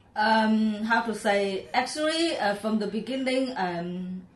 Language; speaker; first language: English; non-native, learner; Chinese